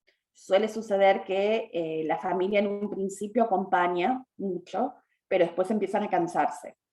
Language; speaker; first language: Spanish; native; Spanish